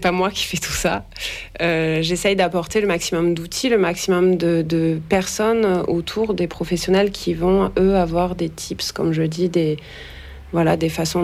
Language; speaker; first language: French; native; French